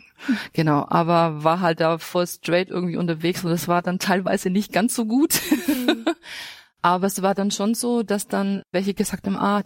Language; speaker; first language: German; native; German